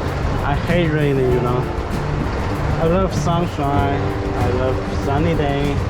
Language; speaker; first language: English; non-native, fluent; Chinese